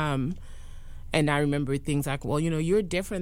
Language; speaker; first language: English; non-native, fluent; French